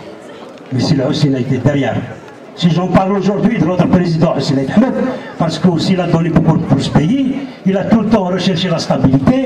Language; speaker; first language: French; non-native, local second language; Kabyle